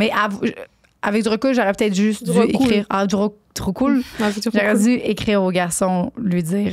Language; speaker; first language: French; native; French